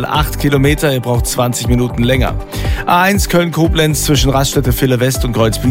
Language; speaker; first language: German; native; German